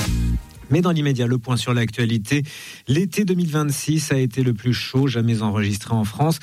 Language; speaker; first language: French; native; French